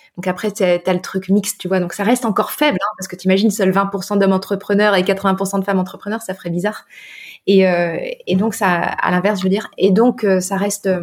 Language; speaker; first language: French; native; French